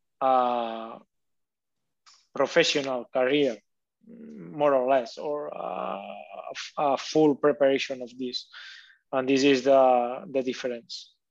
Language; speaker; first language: English; non-native, learner; Catalan